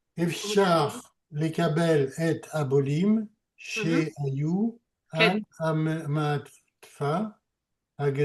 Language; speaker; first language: Hebrew; non-native, learner; French